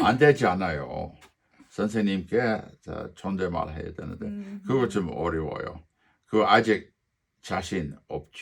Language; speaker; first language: Korean; non-native, fluent; English